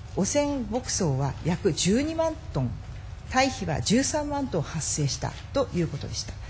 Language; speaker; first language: Japanese; native; Japanese